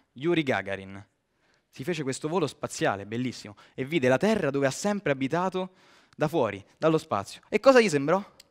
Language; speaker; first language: Italian; native; Italian